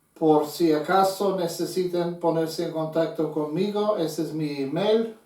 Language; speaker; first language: Spanish; non-native, fluent; English